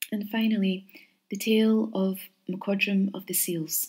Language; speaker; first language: English; native; English